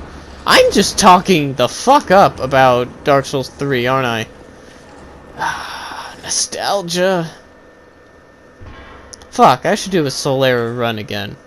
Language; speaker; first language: English; native; English